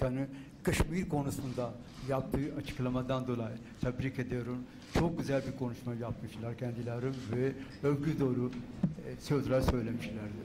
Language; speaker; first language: Turkish; non-native, fluent; Urdu